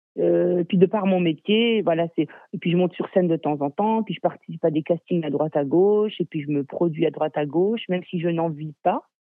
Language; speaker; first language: French; native; French